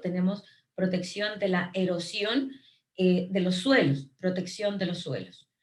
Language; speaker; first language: Spanish; native; Spanish